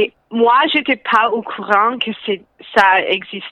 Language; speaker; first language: French; non-native, local second language; English